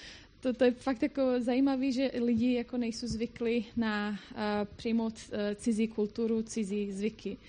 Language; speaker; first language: Czech; non-native, fluent; Croatian